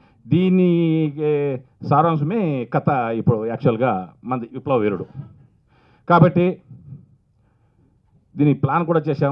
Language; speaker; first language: Telugu; native; Telugu